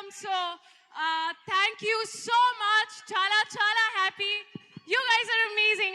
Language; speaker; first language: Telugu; non-native, learner; Hindi